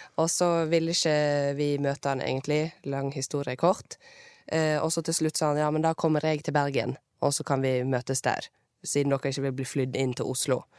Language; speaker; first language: Norwegian; native; Norwegian